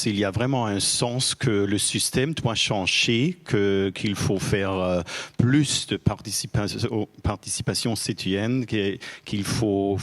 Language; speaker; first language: French; non-native, fluent; German